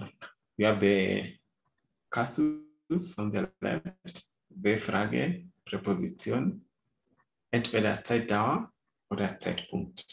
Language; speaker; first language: German; non-native, fluent; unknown